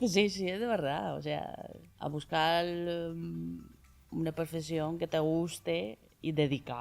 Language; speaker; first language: Spanish; non-native, learner; Chinese